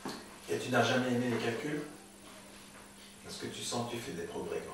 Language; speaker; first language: French; native; French